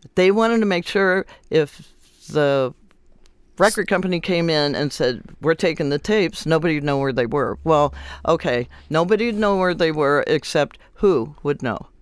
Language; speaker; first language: English; native; English